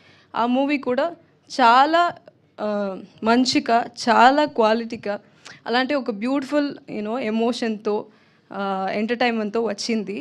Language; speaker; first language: Telugu; non-native, local second language; Tamil